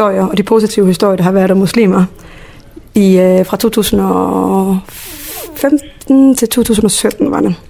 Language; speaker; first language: Danish; early bilingual, other home language; Somali